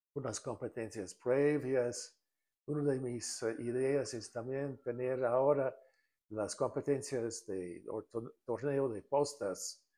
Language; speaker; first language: Spanish; non-native, fluent; English